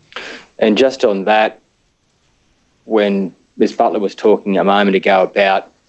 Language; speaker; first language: English; native; English